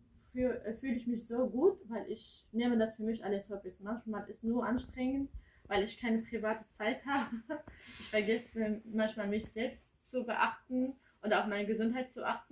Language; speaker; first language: German; early bilingual, other home language; Kurdish